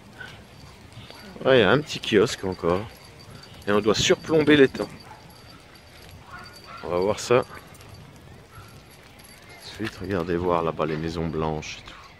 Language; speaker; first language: French; native; French